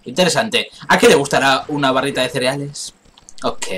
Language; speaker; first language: Spanish; native; Spanish